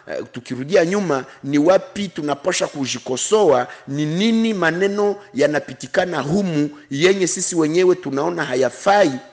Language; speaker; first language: Swahili; non-native, local second language; Kinyarwanda